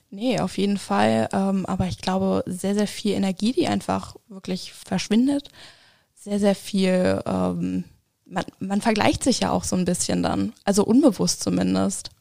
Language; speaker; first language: German; native; German